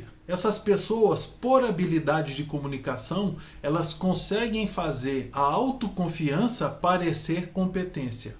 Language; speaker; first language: Portuguese; native; Portuguese